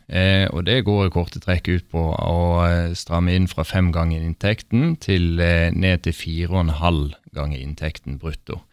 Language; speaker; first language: Norwegian; native; Norwegian